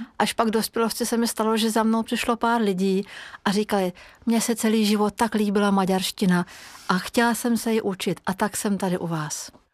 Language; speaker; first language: Czech; non-native, fluent; Hungarian